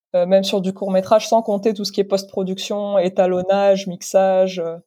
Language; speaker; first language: French; non-native, local second language; Arabic